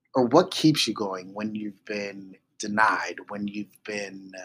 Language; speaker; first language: English; native; English